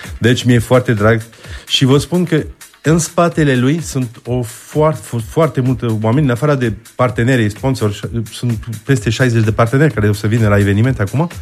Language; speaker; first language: Romanian; non-native, fluent; French